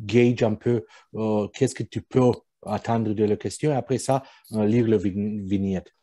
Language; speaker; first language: French; non-native, fluent; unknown